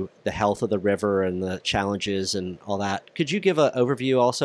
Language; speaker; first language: English; native; English